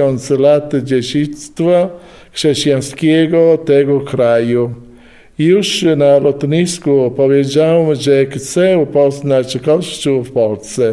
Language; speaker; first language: Polish; non-native, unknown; Italian